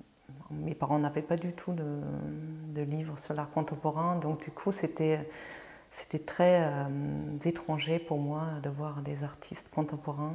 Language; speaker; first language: French; non-native, fluent; German